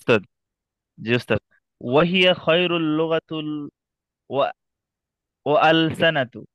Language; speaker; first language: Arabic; non-native, learner; Bangla